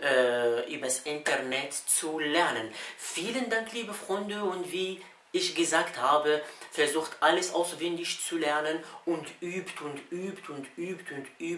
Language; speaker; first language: German; non-native, fluent; Arabic